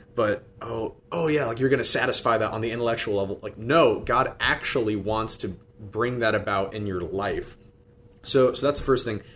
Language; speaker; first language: English; native; English